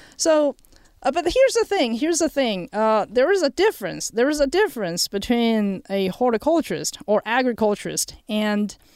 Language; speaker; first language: English; non-native, fluent; Chinese